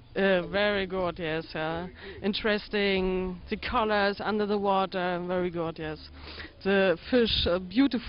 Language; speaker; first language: English; non-native, learner; German